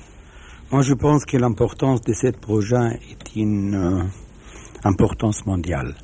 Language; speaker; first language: French; non-native, learner; Arabic